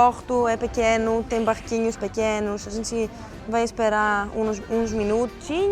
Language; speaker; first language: Portuguese; non-native, fluent; Greek